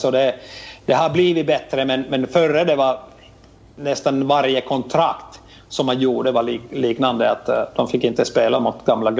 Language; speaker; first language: Swedish; non-native, fluent; Finnish